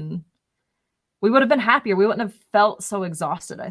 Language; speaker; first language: English; native; English